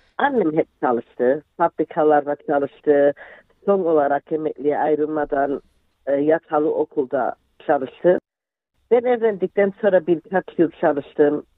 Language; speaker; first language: Turkish; early bilingual, heritage; Turkish